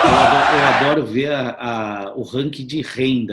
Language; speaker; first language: Portuguese; native; Portuguese